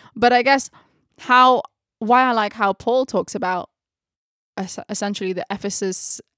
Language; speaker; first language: English; non-native, local second language; Filipino